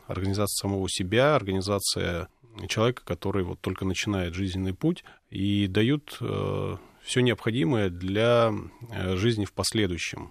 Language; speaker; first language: Russian; native; Russian